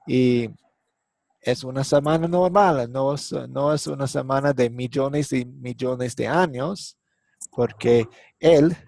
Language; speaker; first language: Spanish; non-native, fluent; English